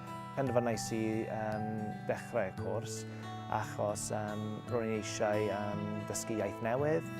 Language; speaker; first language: Welsh; non-native, local second language; English